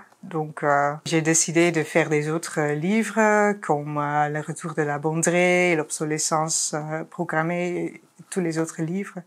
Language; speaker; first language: French; non-native, fluent; Dutch